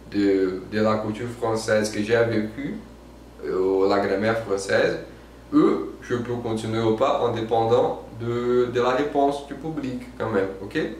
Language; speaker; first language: French; non-native, fluent; Portuguese